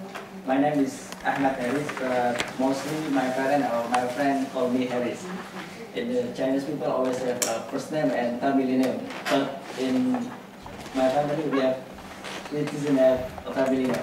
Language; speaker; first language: English; non-native, fluent; Indonesian